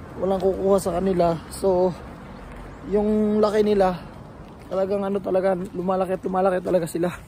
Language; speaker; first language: Filipino; native; Filipino